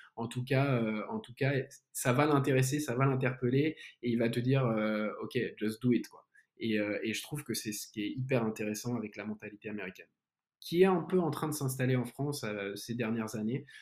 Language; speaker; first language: French; native; French